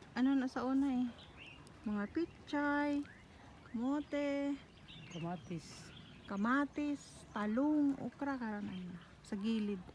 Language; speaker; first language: Filipino; non-native, local second language; Cebuano